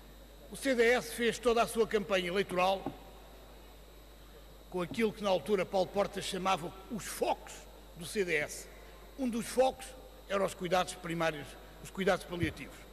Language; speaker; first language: Portuguese; native; Portuguese